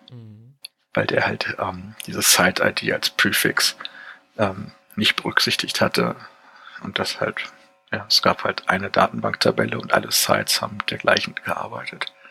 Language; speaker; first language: German; native; German